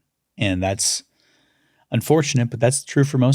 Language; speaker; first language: English; native; English